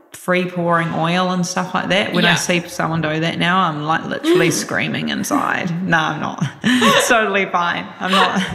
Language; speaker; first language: English; native; English